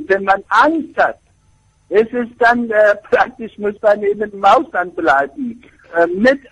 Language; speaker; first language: German; non-native, fluent; Persian